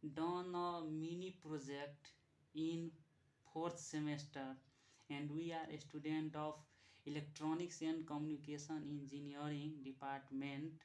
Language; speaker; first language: English; non-native, local second language; Nepali